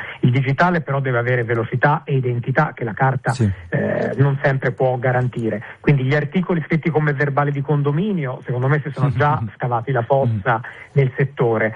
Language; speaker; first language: Italian; native; Italian